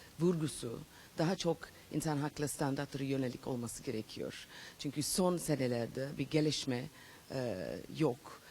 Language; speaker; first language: Turkish; non-native, fluent; English